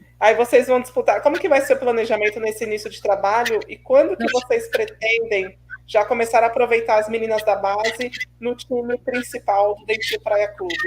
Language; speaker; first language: Portuguese; native; Portuguese